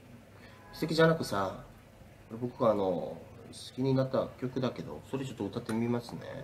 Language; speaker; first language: Japanese; non-native, fluent; Korean